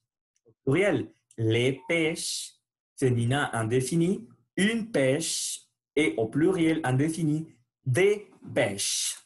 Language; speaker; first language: French; non-native, learner; Spanish